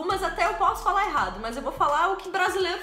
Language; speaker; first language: Portuguese; native; Portuguese